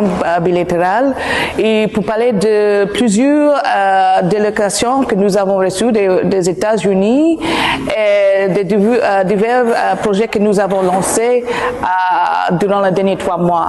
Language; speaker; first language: French; non-native, fluent; English